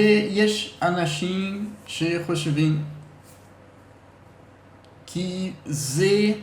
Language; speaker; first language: Hebrew; non-native, learner; Portuguese